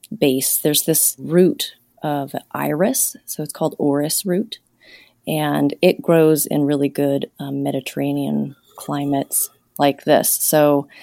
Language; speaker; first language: English; native; English